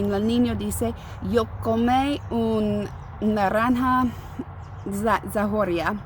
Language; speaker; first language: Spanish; non-native, learner; English